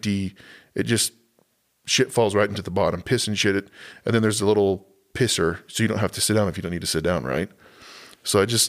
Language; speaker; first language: English; native; English